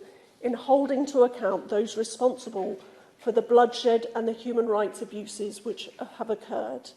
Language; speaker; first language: English; native; English